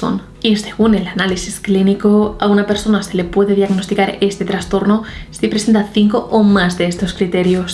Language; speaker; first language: Spanish; native; Spanish